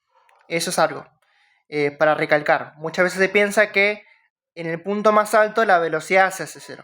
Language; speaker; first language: Spanish; native; Spanish